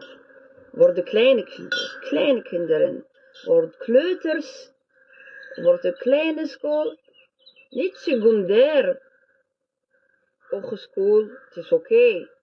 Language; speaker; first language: Dutch; non-native, learner; French